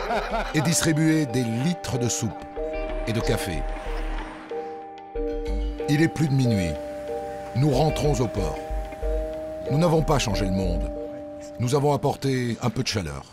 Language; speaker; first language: French; native; French